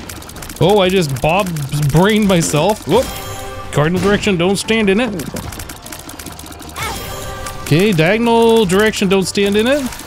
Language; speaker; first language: English; native; English